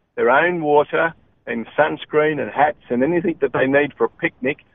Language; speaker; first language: English; native; English